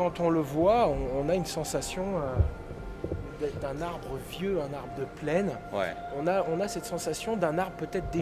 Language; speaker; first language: French; native; French